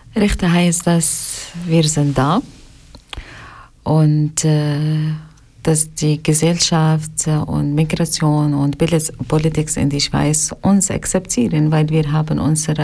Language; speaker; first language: German; non-native, learner; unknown